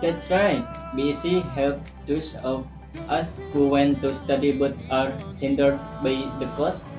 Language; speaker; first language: English; non-native, learner; Indonesian